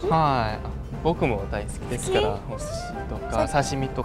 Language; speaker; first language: Japanese; non-native, learner; Korean